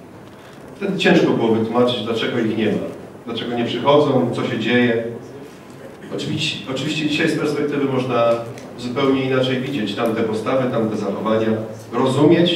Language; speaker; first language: Polish; native; Polish